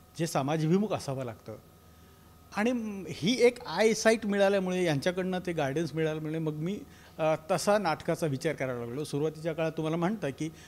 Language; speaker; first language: Marathi; native; Marathi